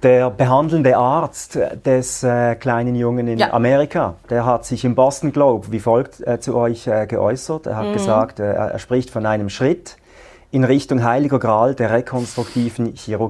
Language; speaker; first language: German; native; German